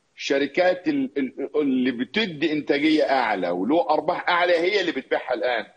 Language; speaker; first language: Arabic; native; Arabic